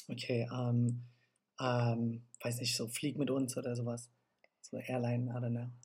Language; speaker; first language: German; native; German